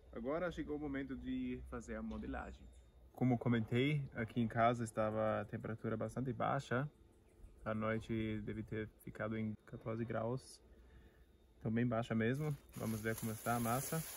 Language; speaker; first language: Portuguese; non-native, fluent; German